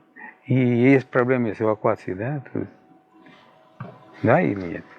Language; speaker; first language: Russian; non-native, fluent; Spanish